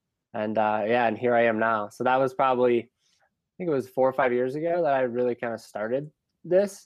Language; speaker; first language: English; native; English